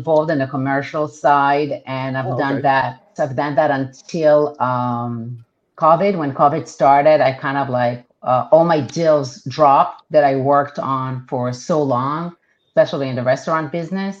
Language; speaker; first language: English; non-native, fluent; Hebrew